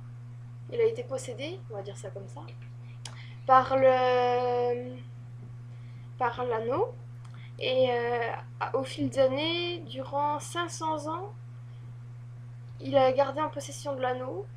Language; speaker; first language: French; native; French